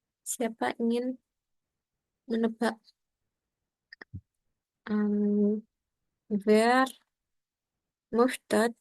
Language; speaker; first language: German; non-native, learner; Indonesian